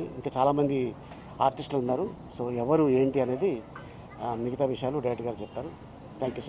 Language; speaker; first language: Telugu; native; Telugu